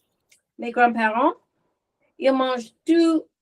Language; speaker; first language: French; non-native, learner; English